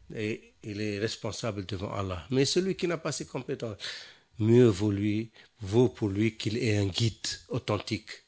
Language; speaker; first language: French; non-native, local second language; Wolof